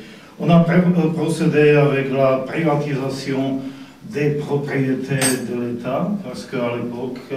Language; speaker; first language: French; non-native, fluent; Slovak